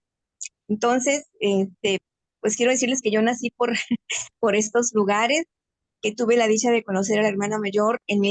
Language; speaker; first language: Spanish; native; Spanish